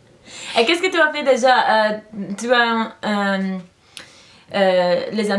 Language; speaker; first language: French; non-native, learner; English